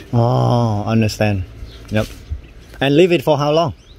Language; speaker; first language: English; non-native, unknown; Vietnamese